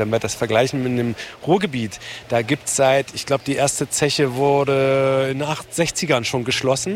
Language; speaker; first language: German; native; German